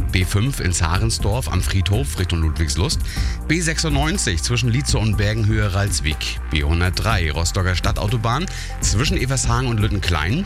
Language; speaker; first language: German; native; German